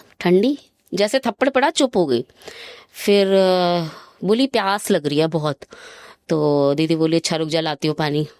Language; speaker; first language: Hindi; native; Hindi